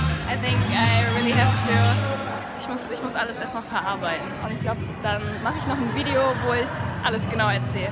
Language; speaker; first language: German; native; German